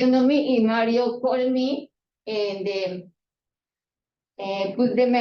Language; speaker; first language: English; non-native, learner; Spanish